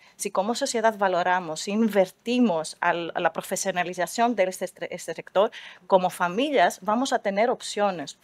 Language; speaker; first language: Spanish; non-native, fluent; Greek